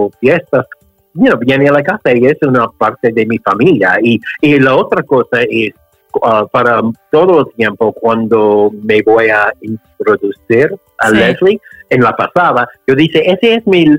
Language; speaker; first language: Spanish; non-native, learner; English